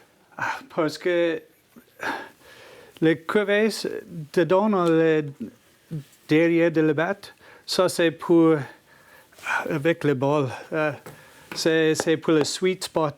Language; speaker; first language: French; non-native, learner; English